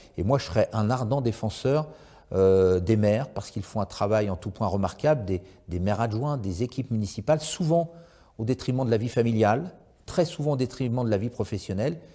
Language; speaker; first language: French; native; French